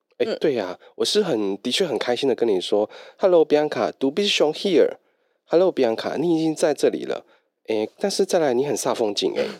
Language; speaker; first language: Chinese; native; Chinese